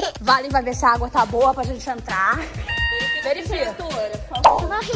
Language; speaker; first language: Portuguese; native; Portuguese